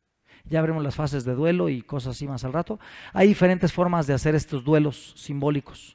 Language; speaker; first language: Spanish; native; Spanish